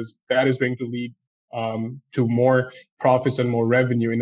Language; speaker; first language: English; non-native, local second language; Urdu